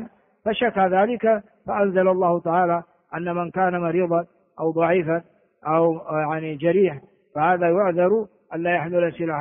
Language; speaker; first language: Arabic; non-native, fluent; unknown